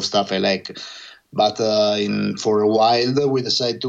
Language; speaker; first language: English; non-native, learner; Italian